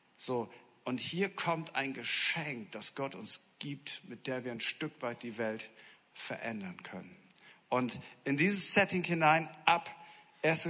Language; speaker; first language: German; native; German